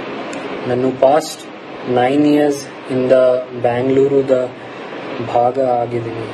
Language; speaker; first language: Kannada; non-native, learner; Hindi